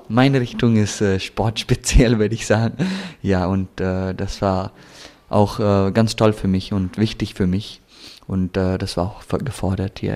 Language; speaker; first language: German; early bilingual, heritage; German